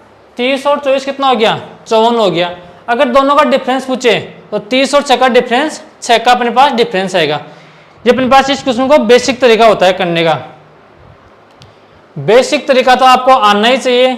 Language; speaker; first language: Hindi; native; Hindi